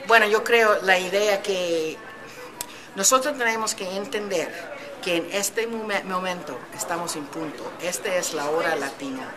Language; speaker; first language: Spanish; early bilingual, heritage; Spanish